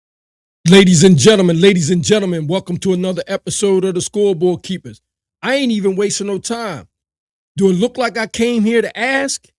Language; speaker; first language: English; native; English